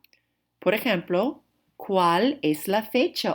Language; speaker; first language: Spanish; non-native, fluent; English